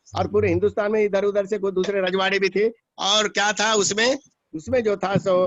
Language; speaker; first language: Hindi; non-native, local second language; Telugu